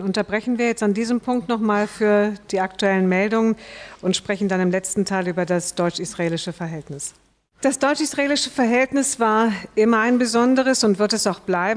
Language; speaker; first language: German; native; German